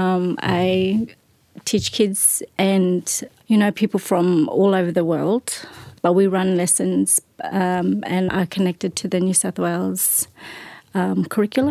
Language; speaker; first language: English; native; English